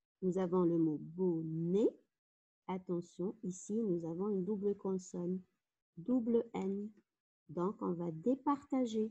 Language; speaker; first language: French; non-native, local second language; Arabic